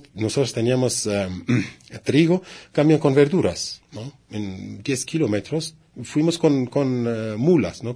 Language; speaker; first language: Spanish; non-native, learner; Kurdish